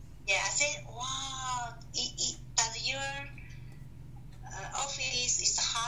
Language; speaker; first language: English; non-native, learner; Chinese